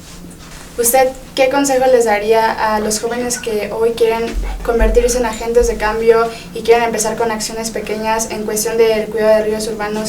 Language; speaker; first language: Spanish; native; Spanish